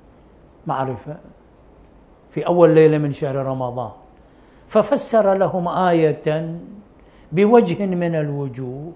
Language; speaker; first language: Arabic; native; Arabic